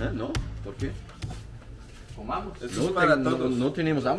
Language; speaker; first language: Spanish; non-native, learner; German